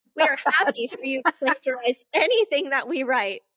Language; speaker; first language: English; native; English